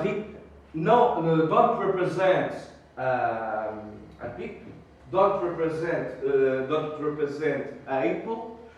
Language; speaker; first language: English; non-native, learner; Portuguese